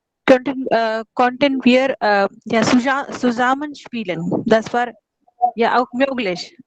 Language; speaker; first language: German; non-native, learner; Hindi